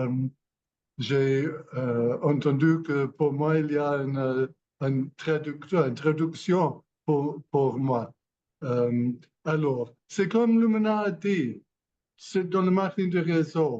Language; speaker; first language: French; non-native, learner; English